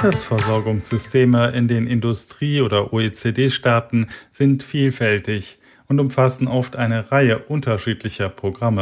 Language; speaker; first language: German; native; German